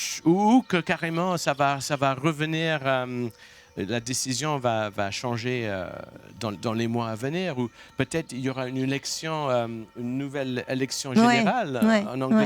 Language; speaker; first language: French; non-native, fluent; English